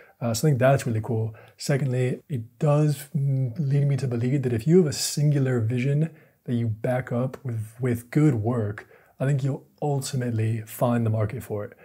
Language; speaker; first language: English; native; English